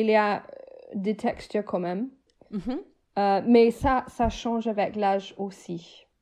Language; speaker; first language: French; non-native, fluent; English